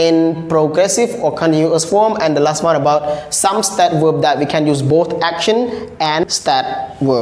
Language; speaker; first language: English; non-native, learner; Khmer